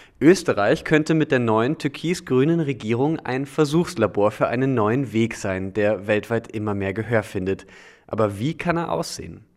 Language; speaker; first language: German; native; German